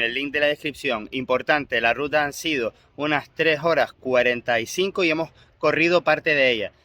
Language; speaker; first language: Spanish; native; Spanish